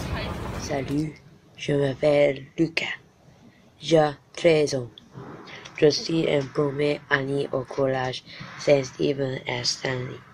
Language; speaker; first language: French; non-native, learner; Cantonese